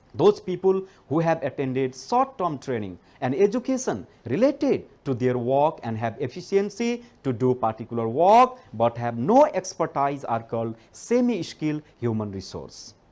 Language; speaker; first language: English; non-native, local second language; Nepali